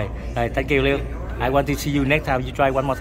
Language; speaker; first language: English; non-native, learner; Vietnamese